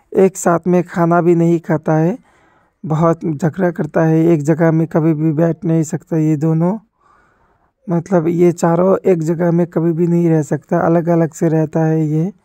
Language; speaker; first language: Hindi; non-native, local second language; Bangla